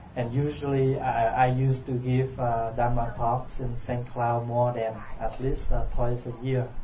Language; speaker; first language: English; non-native, fluent; Vietnamese